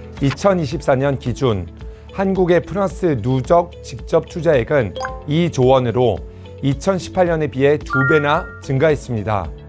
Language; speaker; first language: Korean; early bilingual, heritage; Korean